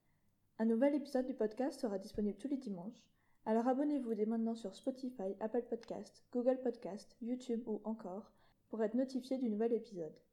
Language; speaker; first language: French; native; French